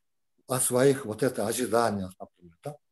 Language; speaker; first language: Russian; non-native, local second language; Kyrgyz